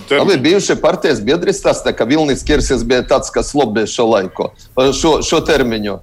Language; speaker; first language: Latvian; non-native, local second language; Russian